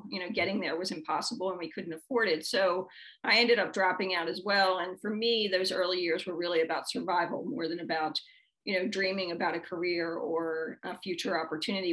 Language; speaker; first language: English; native; English